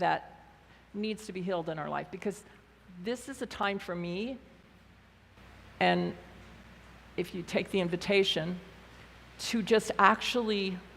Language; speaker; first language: English; native; English